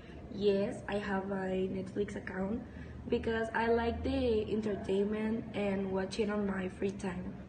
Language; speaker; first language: English; non-native, learner; Spanish